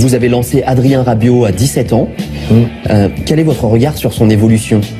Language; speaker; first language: French; native; French